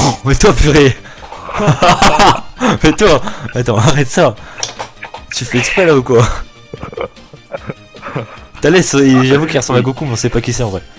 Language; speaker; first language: French; native; French